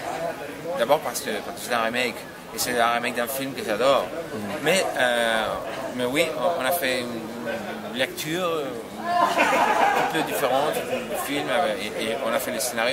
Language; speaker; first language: French; non-native, fluent; Spanish